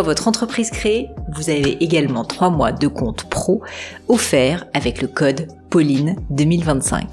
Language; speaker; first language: French; native; French